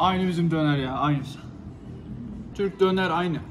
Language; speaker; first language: Turkish; native; Turkish